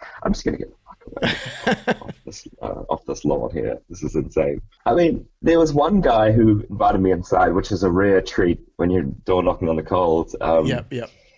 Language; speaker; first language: English; native; English